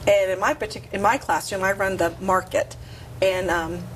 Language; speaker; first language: English; native; English